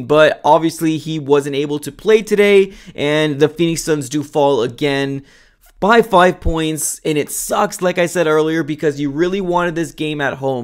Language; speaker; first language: English; native; English